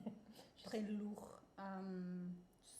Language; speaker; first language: French; non-native, fluent; German